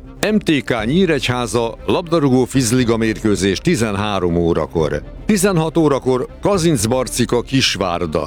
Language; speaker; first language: Hungarian; native; Hungarian